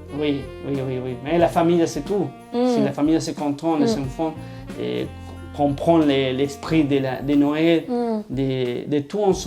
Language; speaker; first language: French; non-native, learner; Spanish